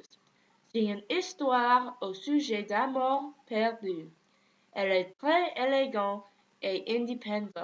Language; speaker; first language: French; non-native, learner; English